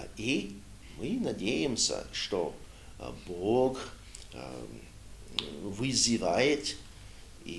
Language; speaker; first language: Russian; non-native, learner; English